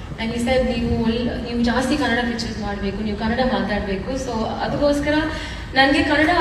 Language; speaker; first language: Kannada; non-native, learner; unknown